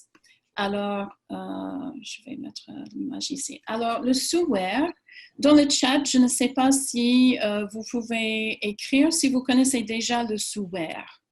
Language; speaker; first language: French; non-native, fluent; English